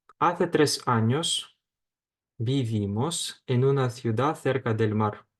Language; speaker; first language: Spanish; non-native, fluent; Ukrainian